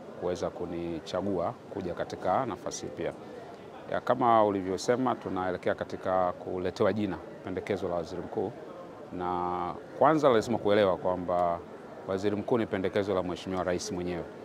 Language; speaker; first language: Swahili; native; Swahili